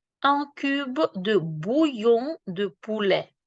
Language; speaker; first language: French; non-native, fluent; Ukrainian